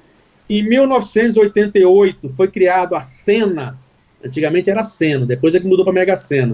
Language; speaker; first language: Portuguese; native; Portuguese